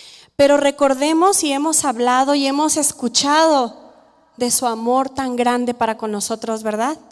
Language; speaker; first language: Spanish; native; Spanish